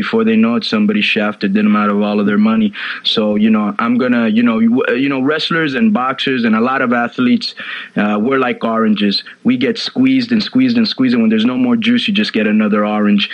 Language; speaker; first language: English; native; English